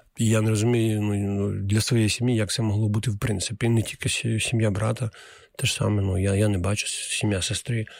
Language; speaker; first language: Ukrainian; non-native, local second language; Russian